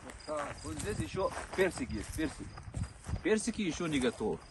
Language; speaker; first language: Russian; non-native, local second language; Tajik